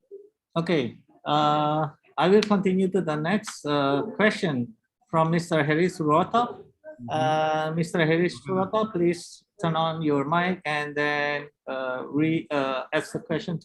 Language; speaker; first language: English; non-native, learner; Indonesian